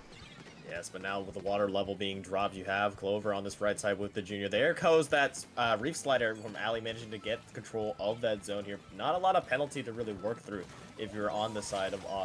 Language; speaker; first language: English; native; English